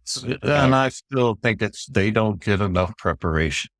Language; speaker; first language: English; native; English